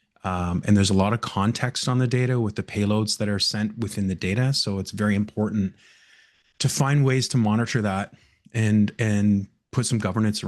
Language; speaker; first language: English; native; English